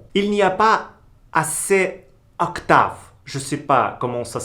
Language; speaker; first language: French; non-native, learner; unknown